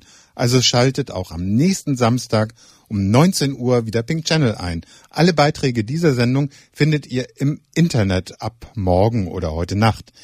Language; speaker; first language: German; native; German